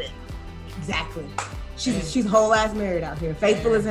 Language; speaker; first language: English; native; English